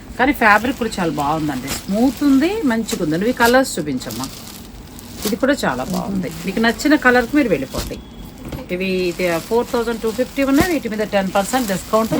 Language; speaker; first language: Telugu; native; Telugu